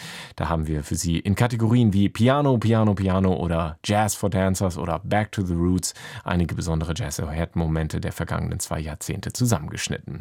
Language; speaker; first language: German; native; German